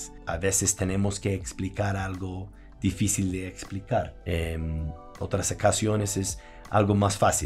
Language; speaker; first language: Spanish; non-native, fluent; English